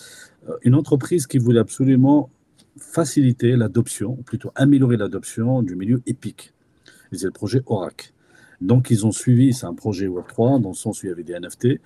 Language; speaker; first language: French; native; French